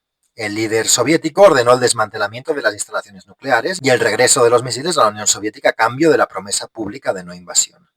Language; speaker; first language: Spanish; native; Spanish